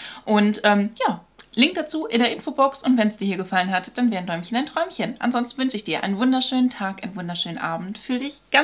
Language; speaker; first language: German; native; German